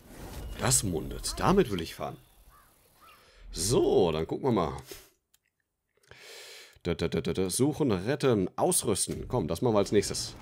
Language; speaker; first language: German; native; German